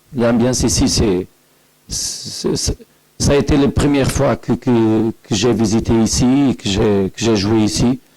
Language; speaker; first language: French; non-native, learner; Portuguese